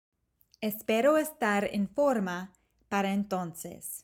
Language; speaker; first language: Spanish; non-native, fluent; English